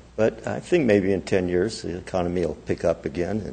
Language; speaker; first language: English; native; English